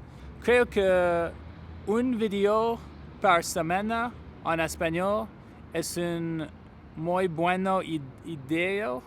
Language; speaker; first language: Spanish; non-native, learner; English